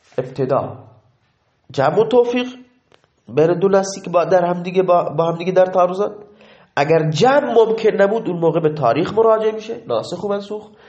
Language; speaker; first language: Persian; non-native, local second language; Baluchi